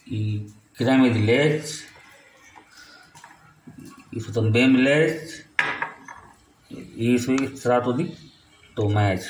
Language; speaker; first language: Portuguese; non-native, learner; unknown